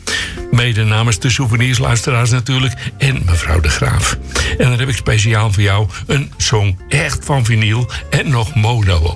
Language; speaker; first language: Dutch; native; Dutch